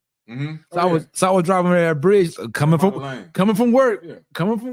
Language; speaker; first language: English; native; English